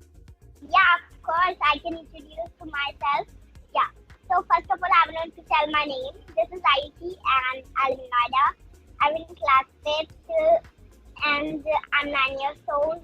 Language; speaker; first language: English; non-native, learner; Hindi